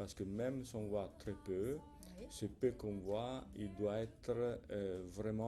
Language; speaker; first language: French; non-native, fluent; Italian